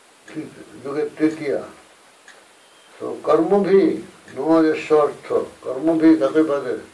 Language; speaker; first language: Russian; non-native, learner; Bangla